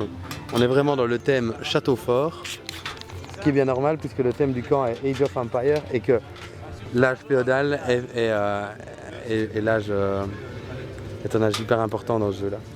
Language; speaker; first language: French; native; French